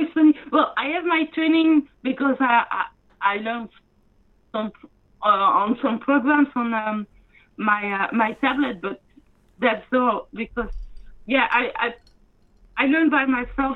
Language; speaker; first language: English; non-native, fluent; French